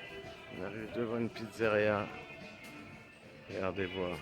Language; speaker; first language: French; native; French